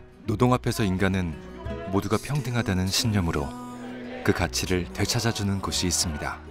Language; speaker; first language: Korean; native; Korean